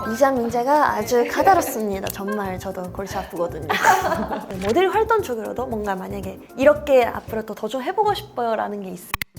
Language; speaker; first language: Korean; non-native, fluent; Japanese